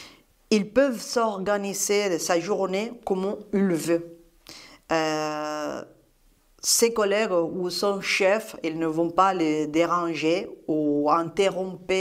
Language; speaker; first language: French; non-native, fluent; Spanish